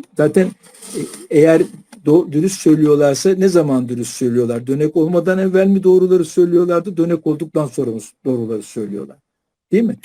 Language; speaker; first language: Turkish; native; Turkish